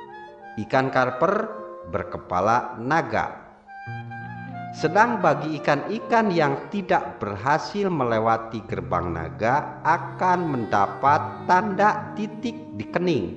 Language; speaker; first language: Indonesian; native; Indonesian